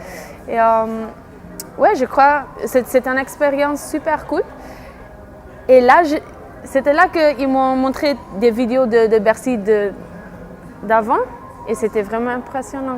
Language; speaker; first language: French; non-native, fluent; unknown